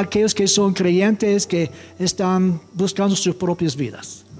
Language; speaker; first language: Spanish; non-native, fluent; English